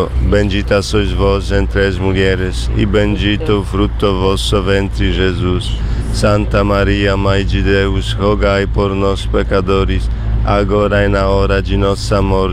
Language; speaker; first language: Portuguese; non-native, learner; Polish